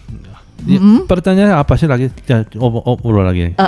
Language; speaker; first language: Indonesian; non-native, fluent; Korean